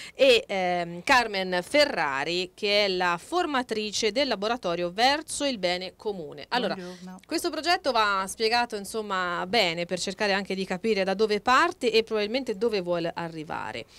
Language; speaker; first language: Italian; native; Italian